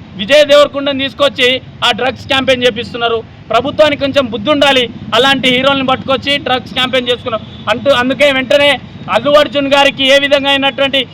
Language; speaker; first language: Telugu; non-native, local second language; Lambadi